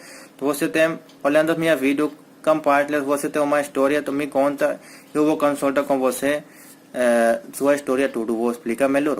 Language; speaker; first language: Portuguese; non-native, learner; Hindi